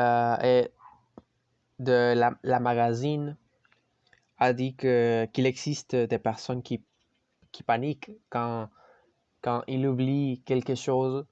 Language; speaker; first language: French; non-native, learner; Spanish